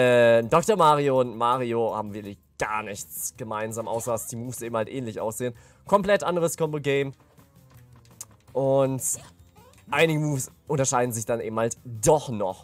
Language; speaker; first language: German; native; German